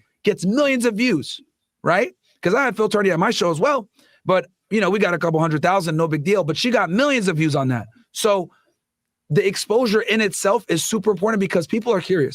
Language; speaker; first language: English; native; English